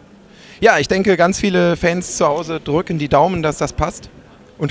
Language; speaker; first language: German; native; German